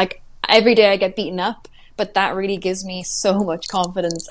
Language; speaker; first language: English; native; English